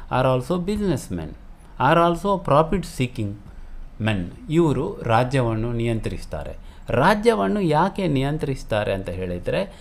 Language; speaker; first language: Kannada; non-native, local second language; Konkani